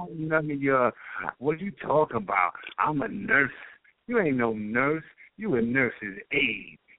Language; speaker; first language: English; native; English